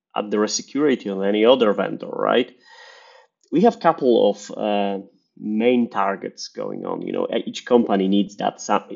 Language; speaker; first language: English; non-native, fluent; Polish